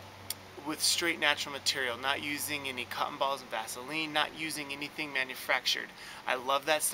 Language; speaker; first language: English; native; English